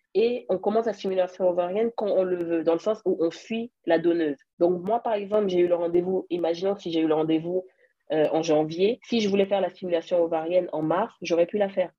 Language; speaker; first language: French; early bilingual, other home language; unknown